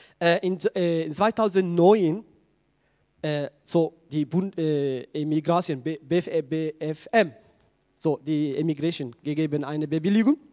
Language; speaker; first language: German; non-native, learner; Tigrinya